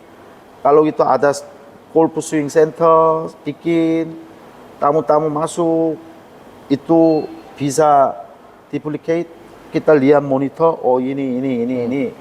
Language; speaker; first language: Indonesian; non-native, learner; Korean